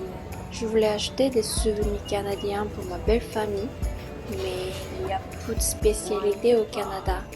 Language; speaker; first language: French; non-native, fluent; Korean